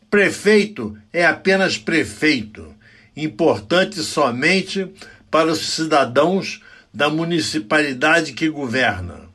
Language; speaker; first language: Portuguese; native; Portuguese